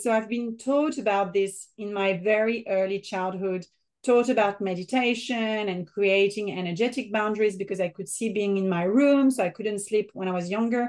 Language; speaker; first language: English; non-native, fluent; French